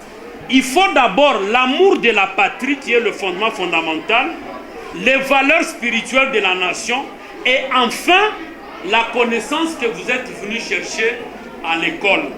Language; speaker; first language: French; non-native, local second language; Lingala